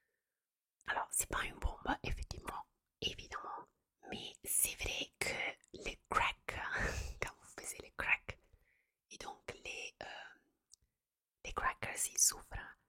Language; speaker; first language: French; non-native, fluent; Italian